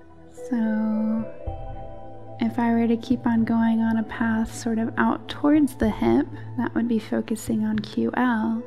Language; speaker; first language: English; native; English